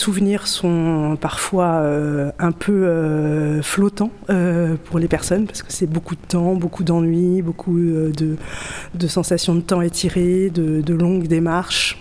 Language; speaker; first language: French; native; French